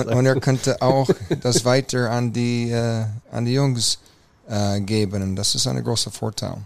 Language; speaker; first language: German; non-native, fluent; English